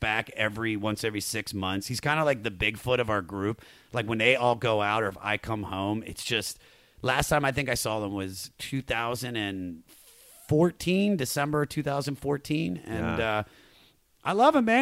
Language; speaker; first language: English; native; English